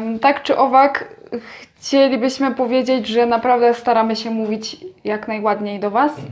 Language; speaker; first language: Polish; native; Polish